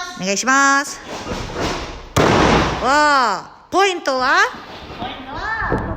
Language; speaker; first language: Japanese; non-native, learner; Filipino